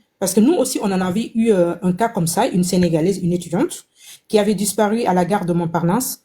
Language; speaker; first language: French; non-native, local second language; Wolof